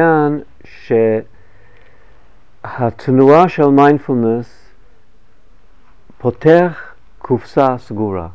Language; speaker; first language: Hebrew; non-native, fluent; English